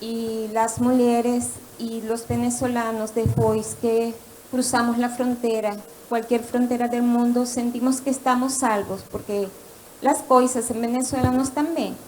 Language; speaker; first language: Portuguese; non-native, learner; Spanish